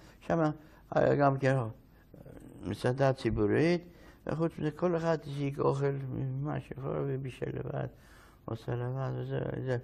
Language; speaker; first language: Hebrew; non-native, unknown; Yiddish